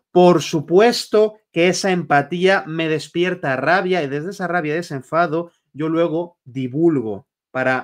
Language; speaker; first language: Spanish; native; Spanish